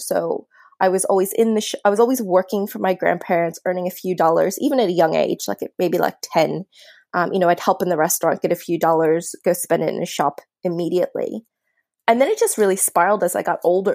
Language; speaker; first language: English; native; English